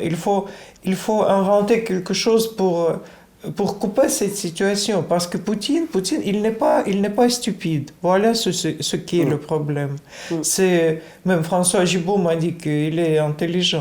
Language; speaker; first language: French; non-native, fluent; Russian